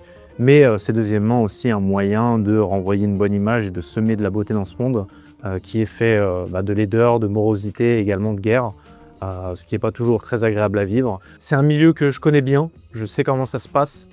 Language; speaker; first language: French; native; French